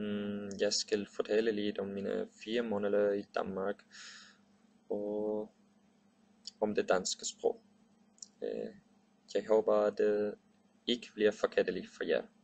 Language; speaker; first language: Danish; non-native, learner; Spanish